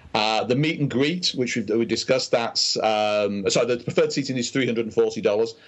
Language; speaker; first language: English; native; English